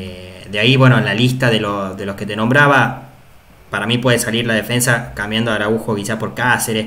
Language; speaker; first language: Spanish; native; Spanish